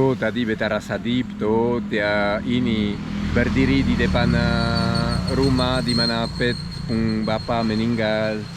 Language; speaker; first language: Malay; non-native, fluent; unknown